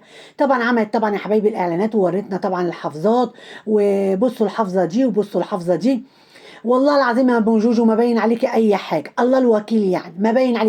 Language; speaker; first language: Arabic; native; Arabic